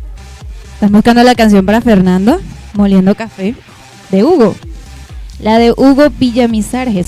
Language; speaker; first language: Spanish; native; Spanish